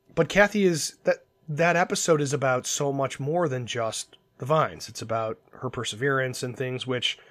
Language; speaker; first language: English; native; English